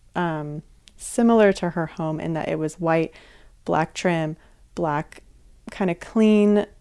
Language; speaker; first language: English; native; English